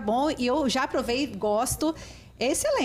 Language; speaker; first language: Portuguese; native; Portuguese